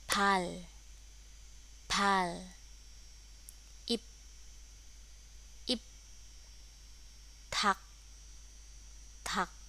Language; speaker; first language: Korean; non-native, fluent; Indonesian